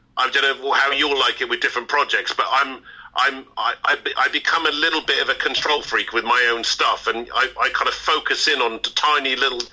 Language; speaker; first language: English; native; English